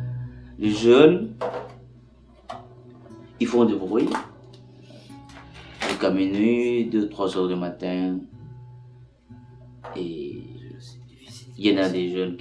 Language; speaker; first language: French; non-native, learner; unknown